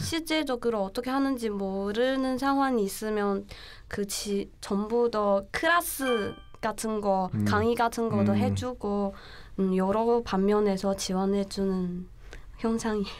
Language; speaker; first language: Korean; non-native, learner; Chinese